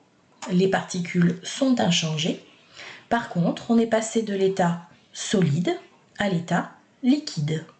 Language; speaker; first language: French; native; French